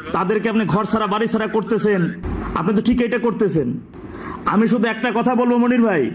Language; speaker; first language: Bangla; native; Bangla